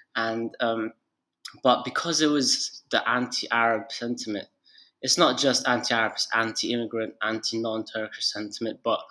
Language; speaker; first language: English; non-native, fluent; Arabic